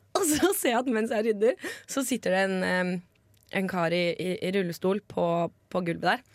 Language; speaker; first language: Norwegian; native; Norwegian